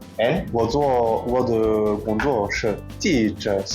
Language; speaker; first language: Chinese; non-native, learner; French